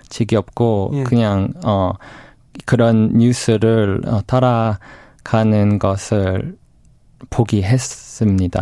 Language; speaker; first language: Korean; non-native, fluent; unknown